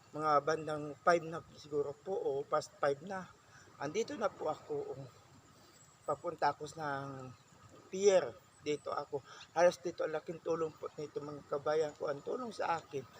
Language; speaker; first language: Filipino; non-native, local second language; Bikol